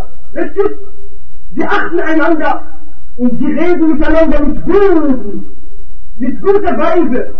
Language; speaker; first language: German; non-native, fluent; Arabic